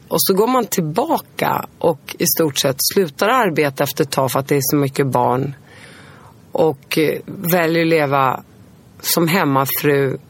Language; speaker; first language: Swedish; early bilingual, other home language; Arabic